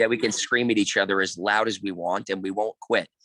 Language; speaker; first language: English; native; English